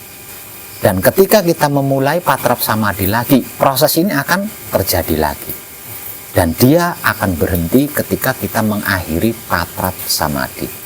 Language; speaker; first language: Indonesian; non-native, local second language; Javanese